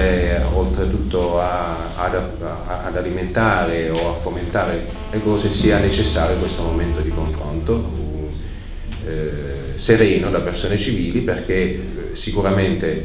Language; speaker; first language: Italian; native; Italian